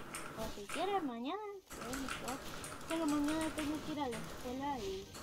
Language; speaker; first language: Spanish; native; Spanish